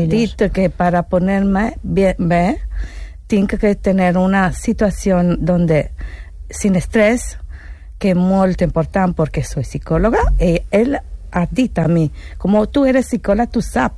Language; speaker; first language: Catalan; non-native, learner; Italian